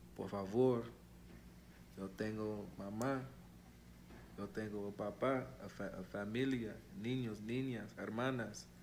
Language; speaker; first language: Spanish; non-native, learner; English